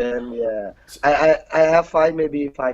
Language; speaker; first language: English; non-native, learner; Thai